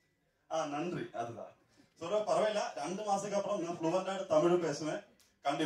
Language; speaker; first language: Tamil; non-native, learner; Malayalam